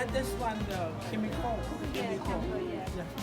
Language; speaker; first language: English; non-native, learner; Thai